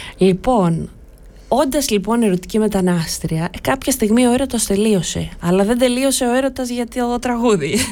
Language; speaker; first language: Greek; early bilingual, other home language; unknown